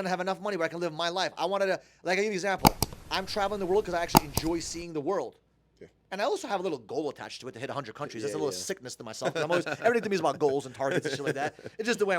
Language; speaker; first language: English; native; English